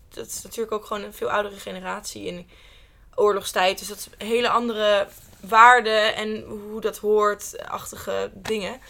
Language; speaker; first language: Dutch; native; Dutch